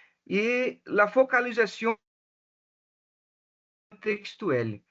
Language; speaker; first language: French; non-native, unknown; Portuguese